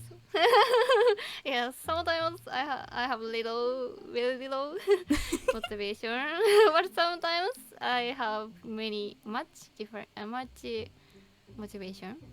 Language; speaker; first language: English; non-native, learner; Japanese